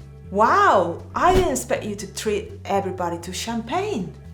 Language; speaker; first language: English; non-native, fluent; Spanish